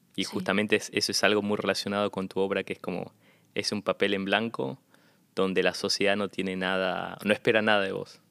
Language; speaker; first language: Spanish; native; Spanish